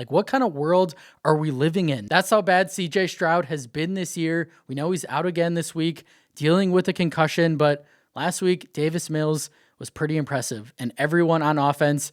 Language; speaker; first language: English; native; English